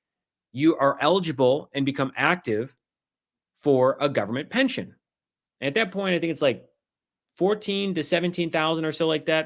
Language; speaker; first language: English; native; English